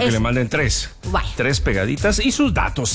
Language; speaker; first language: Spanish; native; Spanish